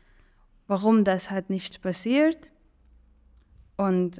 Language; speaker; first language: German; non-native, learner; Persian